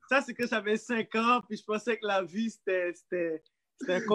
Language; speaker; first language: French; native; French